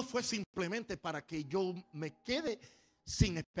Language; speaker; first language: Spanish; native; Spanish